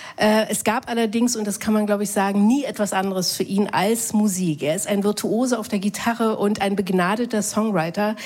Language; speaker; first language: German; native; German